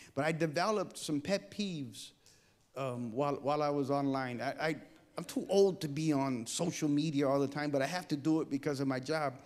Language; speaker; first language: English; native; English